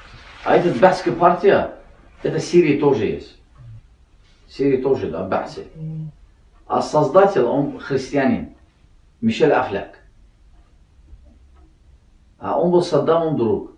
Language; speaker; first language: Russian; non-native, learner; Azerbaijani